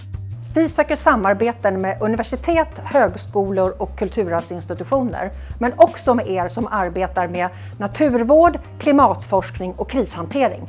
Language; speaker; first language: Swedish; native; Swedish